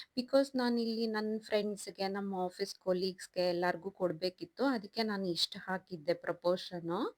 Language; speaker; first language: Kannada; native; Kannada